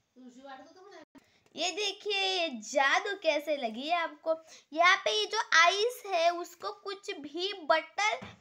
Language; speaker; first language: Hindi; non-native, local second language; Marathi